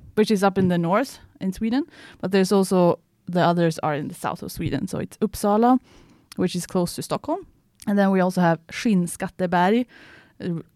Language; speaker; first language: English; non-native, fluent; Swedish